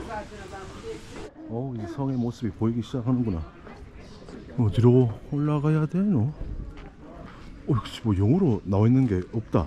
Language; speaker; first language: Korean; native; Korean